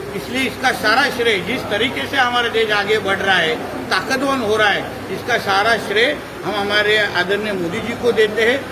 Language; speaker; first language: Hindi; non-native, local second language; Marathi